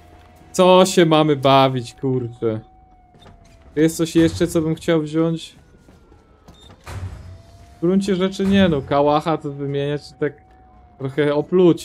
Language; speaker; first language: Polish; native; Polish